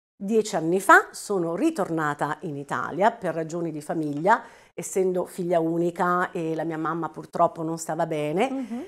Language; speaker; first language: Italian; native; Italian